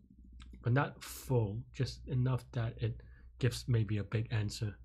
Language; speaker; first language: English; native; English